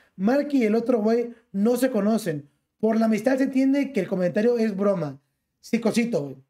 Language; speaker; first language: Spanish; native; Spanish